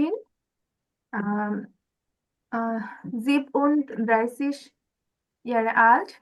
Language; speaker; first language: German; non-native, learner; Bangla